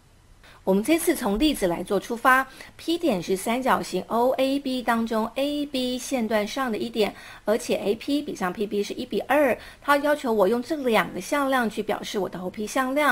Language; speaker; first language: Chinese; native; Chinese